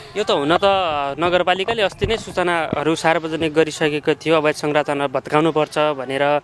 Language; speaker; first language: Nepali; non-native, local second language; Maithili